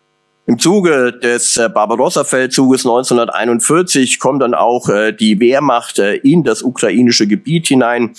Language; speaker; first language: German; native; German